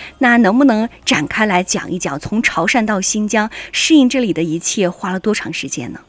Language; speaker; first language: Chinese; native; Chinese